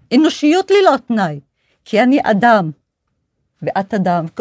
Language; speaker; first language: Hebrew; non-native, local second language; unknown